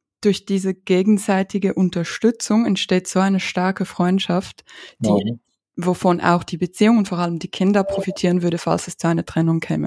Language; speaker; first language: German; native; German